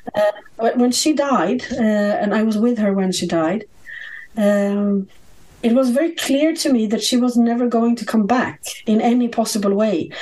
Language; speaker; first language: English; non-native, fluent; Swedish